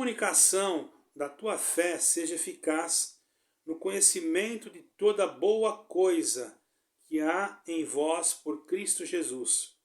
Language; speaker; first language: Portuguese; native; Portuguese